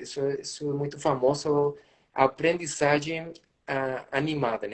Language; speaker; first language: Portuguese; non-native, fluent; Spanish